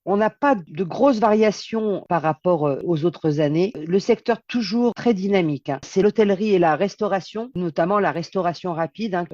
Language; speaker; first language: French; native; French